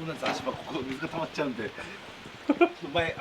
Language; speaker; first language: Japanese; native; Japanese